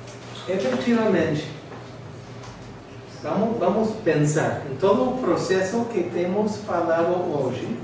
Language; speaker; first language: Portuguese; non-native, fluent; English